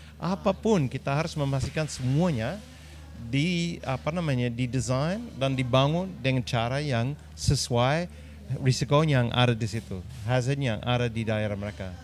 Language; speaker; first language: Indonesian; non-native, fluent; English